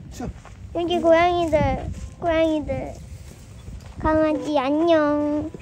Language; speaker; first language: Korean; early bilingual, other home language; Tibetan